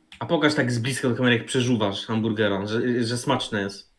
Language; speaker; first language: Polish; native; Polish